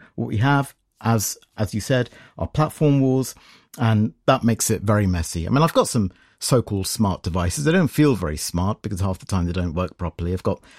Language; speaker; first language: English; native; English